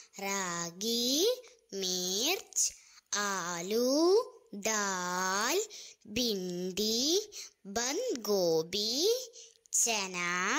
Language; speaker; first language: Urdu; non-native, local second language; Malayalam